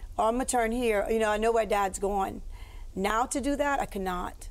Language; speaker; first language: English; early bilingual, other home language; French